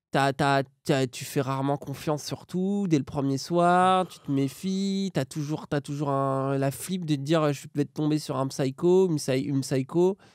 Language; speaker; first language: French; native; French